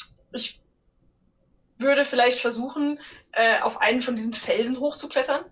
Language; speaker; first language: German; native; German